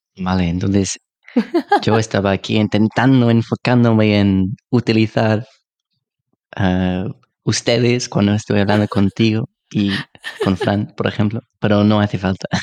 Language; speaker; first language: Spanish; non-native, fluent; English